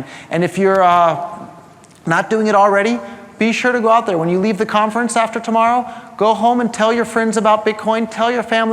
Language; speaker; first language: English; native; English